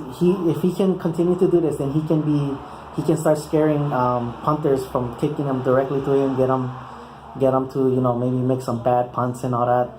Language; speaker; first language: English; native; English